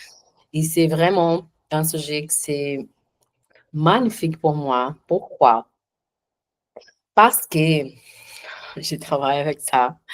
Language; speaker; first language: French; non-native, learner; Portuguese